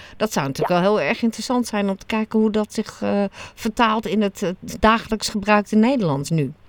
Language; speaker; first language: Dutch; native; Dutch